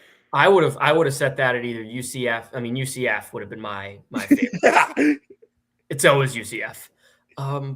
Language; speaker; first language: English; native; English